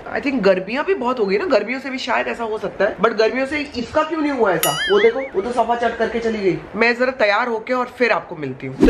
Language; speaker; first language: Hindi; native; Hindi